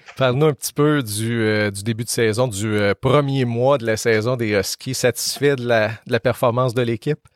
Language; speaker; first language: French; native; French